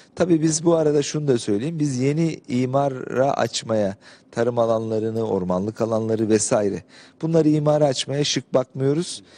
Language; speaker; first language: Turkish; native; Turkish